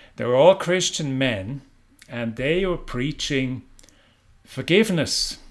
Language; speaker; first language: English; non-native, fluent; German